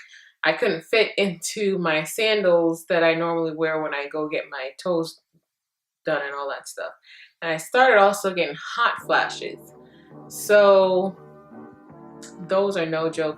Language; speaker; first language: English; native; English